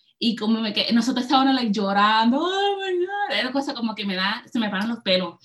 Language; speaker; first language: Spanish; early bilingual, heritage; Spanish